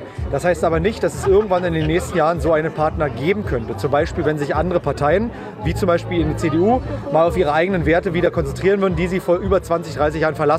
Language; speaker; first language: German; native; German